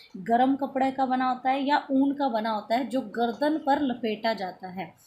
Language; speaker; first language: Hindi; native; Hindi